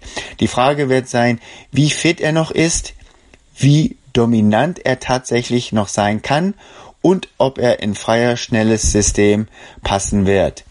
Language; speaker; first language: German; native; German